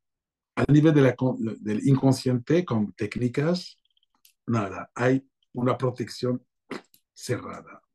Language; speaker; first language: Spanish; non-native, fluent; French